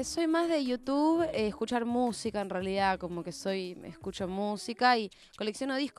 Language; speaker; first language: Spanish; native; Spanish